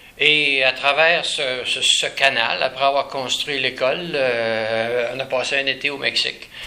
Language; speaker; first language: French; native; French